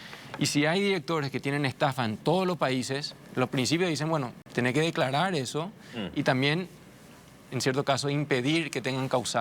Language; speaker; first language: Spanish; native; Spanish